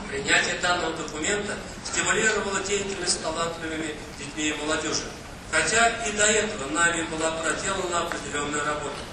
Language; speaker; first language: Russian; native; Russian